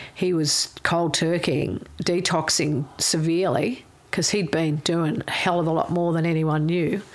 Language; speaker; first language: English; native; English